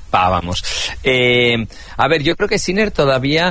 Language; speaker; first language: Spanish; native; Spanish